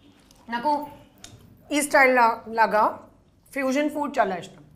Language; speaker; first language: Telugu; non-native, fluent; Hindi